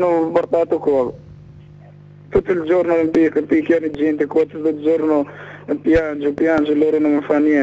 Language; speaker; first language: Italian; non-native, learner; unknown